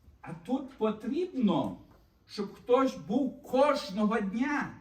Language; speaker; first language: Ukrainian; early bilingual, heritage; Ukrainian